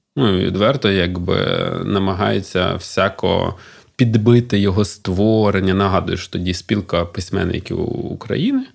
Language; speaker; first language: Ukrainian; native; Ukrainian